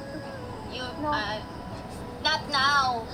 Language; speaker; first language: English; non-native, local second language; Filipino